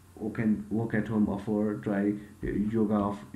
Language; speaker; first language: English; non-native, local second language; Nepali